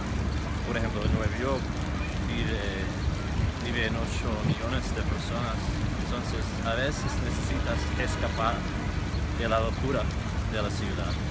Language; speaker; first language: Spanish; non-native, fluent; English